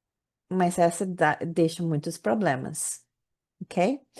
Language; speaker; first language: Portuguese; non-native, learner; English